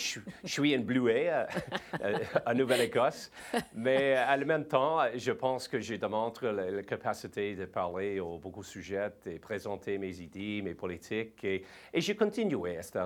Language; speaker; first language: French; non-native, learner; English